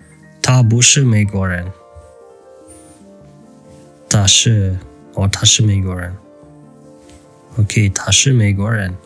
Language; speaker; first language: Chinese; non-native, learner; English